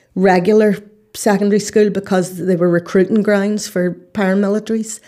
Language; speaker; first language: English; native; English